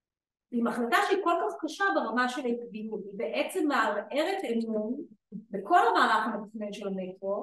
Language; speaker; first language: Hebrew; native; Hebrew